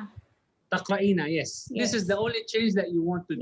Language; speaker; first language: English; non-native, learner; Arabic